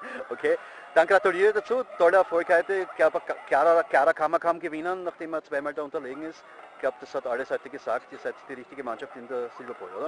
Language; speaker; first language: German; native; German